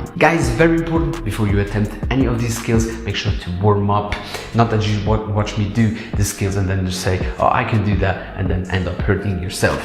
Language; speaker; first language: English; non-native, fluent; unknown